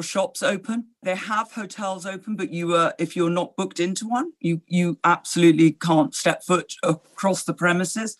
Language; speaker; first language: English; native; English